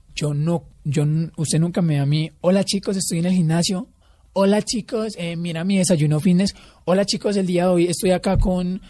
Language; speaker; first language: Spanish; native; Spanish